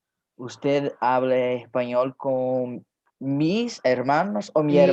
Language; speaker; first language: Spanish; non-native, learner; Portuguese